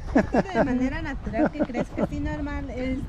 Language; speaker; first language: Spanish; native; Spanish